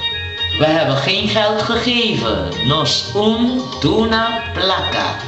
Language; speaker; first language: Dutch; non-native, local second language; Papiamento